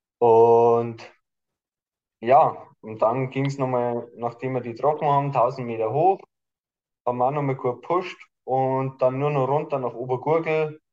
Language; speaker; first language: German; native; German